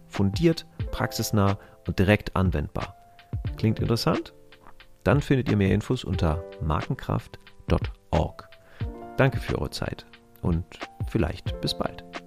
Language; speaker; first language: German; native; German